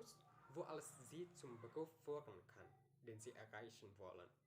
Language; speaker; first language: German; non-native, learner; Indonesian